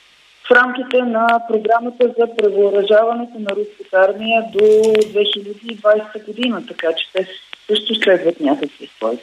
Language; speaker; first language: Bulgarian; native; Bulgarian